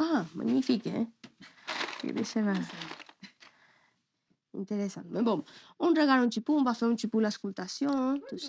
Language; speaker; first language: French; non-native, learner; Spanish